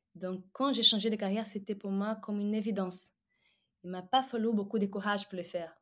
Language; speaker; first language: French; non-native, fluent; Portuguese